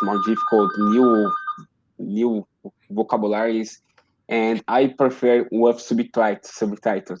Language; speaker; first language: English; non-native, learner; Portuguese